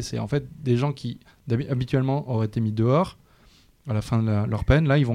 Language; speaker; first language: French; native; French